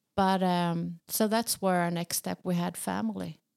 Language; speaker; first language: English; non-native, fluent; Swedish